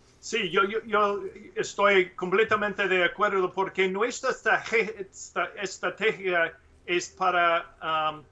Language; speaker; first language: Spanish; non-native, learner; English